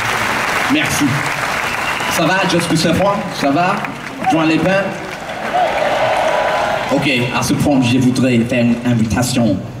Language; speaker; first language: French; non-native, learner; English